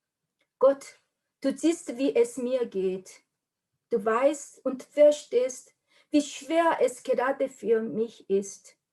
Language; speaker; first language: German; non-native, learner; Korean